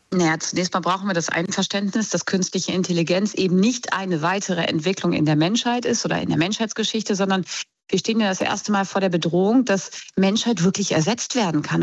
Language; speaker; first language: German; native; German